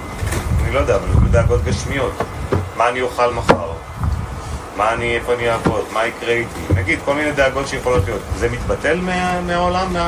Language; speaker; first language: Hebrew; non-native, fluent; Russian